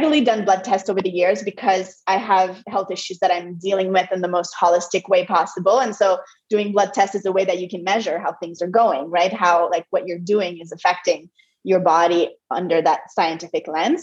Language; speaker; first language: English; non-native, fluent; French